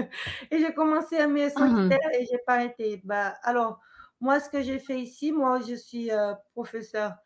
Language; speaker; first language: French; non-native, fluent; Portuguese